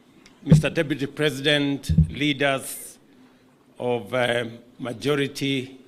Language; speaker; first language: English; non-native, local second language; Swahili